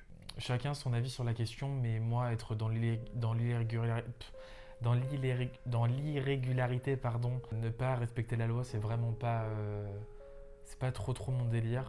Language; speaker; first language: French; native; French